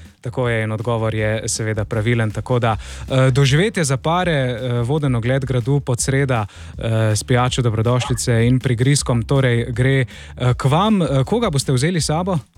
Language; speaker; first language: Slovenian; native; Slovenian